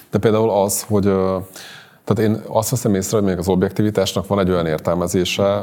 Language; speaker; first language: Hungarian; native; Hungarian